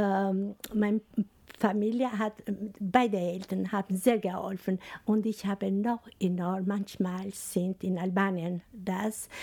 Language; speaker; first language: German; non-native, learner; Albanian